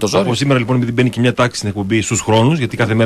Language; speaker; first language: Greek; native; Greek